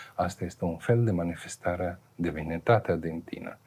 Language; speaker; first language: Romanian; non-native, fluent; Arabic